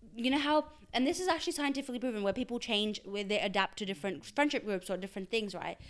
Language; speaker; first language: English; early bilingual, other home language; Urdu